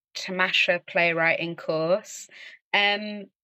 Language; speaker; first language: English; native; English